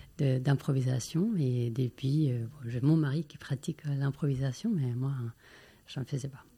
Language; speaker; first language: French; non-native, fluent; Spanish